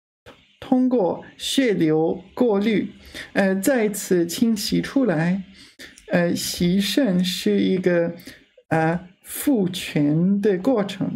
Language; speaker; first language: Chinese; non-native, learner; English